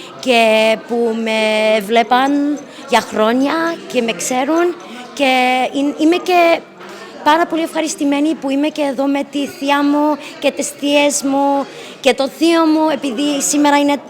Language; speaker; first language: Greek; early bilingual, heritage; English